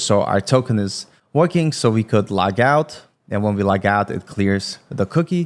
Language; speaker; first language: English; native; English